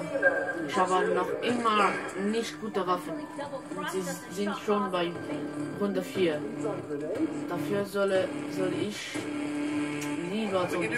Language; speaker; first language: German; non-native, learner; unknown